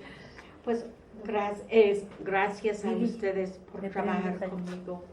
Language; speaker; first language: Spanish; non-native, fluent; English